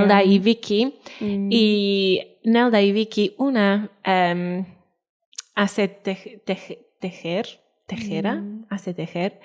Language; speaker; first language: Spanish; non-native, fluent; Welsh